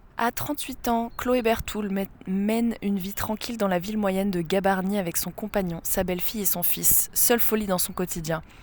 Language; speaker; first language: French; native; French